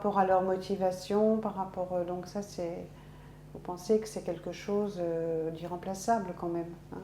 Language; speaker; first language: French; native; French